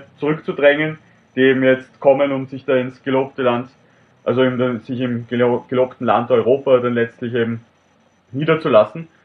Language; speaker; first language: German; native; German